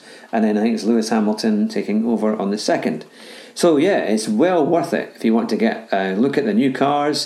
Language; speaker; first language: English; native; English